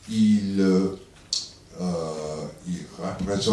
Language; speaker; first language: French; non-native, learner; English